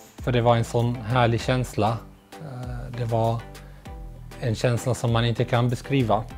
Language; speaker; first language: Swedish; non-native, fluent; Arabic